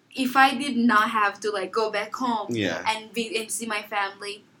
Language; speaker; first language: English; non-native, fluent; Portuguese